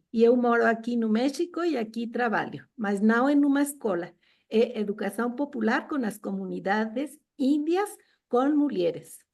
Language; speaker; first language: Portuguese; non-native, fluent; Spanish